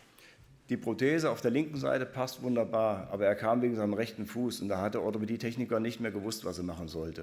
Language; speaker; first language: German; native; German